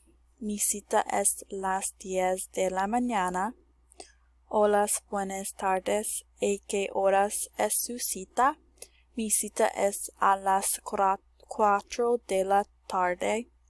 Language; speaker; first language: Spanish; non-native, learner; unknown